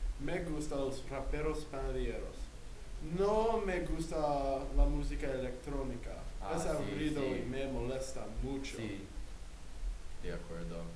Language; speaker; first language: Spanish; non-native, learner; English